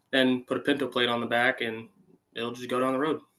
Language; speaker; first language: English; native; English